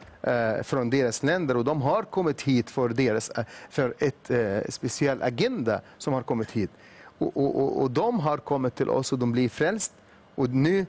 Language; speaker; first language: Swedish; non-native, fluent; Arabic